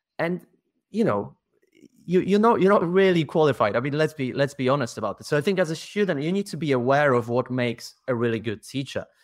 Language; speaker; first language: English; non-native, fluent; Polish